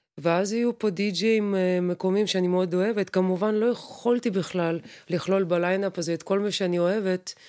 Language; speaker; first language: Hebrew; non-native, fluent; Russian